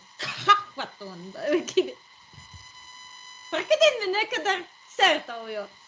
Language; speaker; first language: Turkish; non-native, learner; Serbian